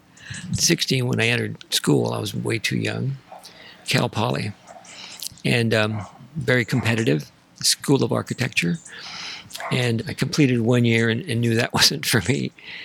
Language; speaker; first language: English; native; English